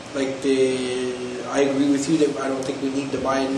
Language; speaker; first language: English; native; English